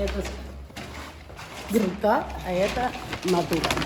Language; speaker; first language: Russian; non-native, local second language; Armenian